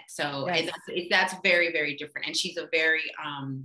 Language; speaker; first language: English; native; English